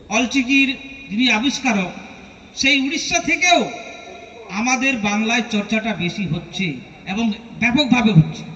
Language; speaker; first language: Bangla; non-native, local second language; Santali